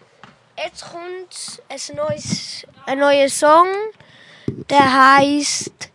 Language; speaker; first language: German; native; German